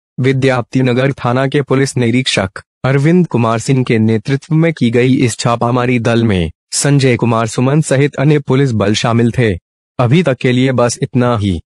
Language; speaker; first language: Hindi; native; Hindi